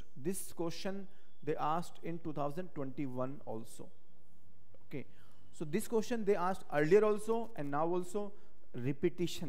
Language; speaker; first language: English; non-native, local second language; Hindi